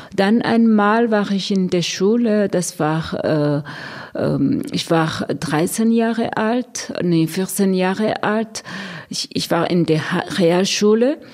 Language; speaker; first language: German; non-native, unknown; Rundi